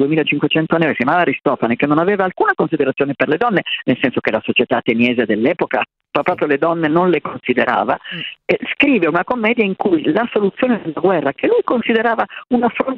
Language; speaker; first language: Italian; native; Italian